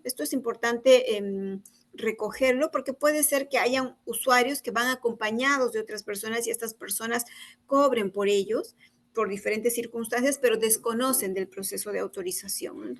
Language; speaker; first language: Spanish; native; Spanish